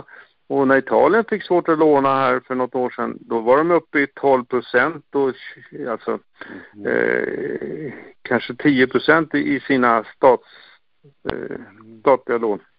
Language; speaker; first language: Swedish; native; Swedish